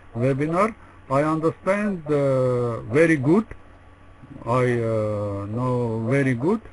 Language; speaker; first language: English; non-native, learner; Russian